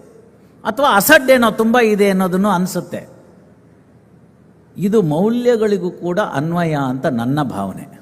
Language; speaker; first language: Kannada; native; Kannada